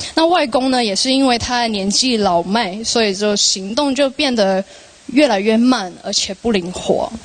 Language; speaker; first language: Chinese; non-native, local second language; Cantonese